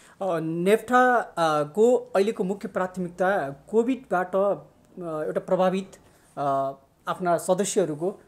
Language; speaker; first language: Nepali; native; Nepali